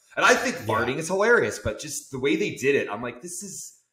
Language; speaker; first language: English; native; English